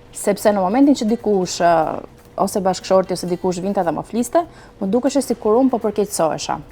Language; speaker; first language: Albanian; early bilingual, heritage; Albanian